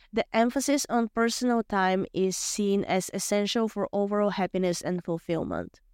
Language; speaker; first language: English; non-native, fluent; Bulgarian